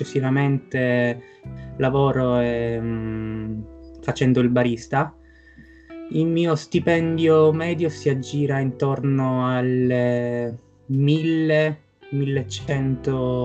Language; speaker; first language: Italian; native; Italian